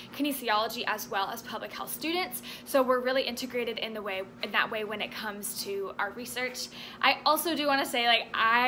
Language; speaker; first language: English; native; English